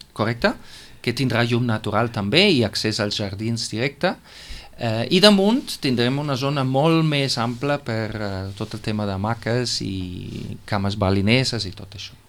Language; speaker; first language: Catalan; non-native, fluent; German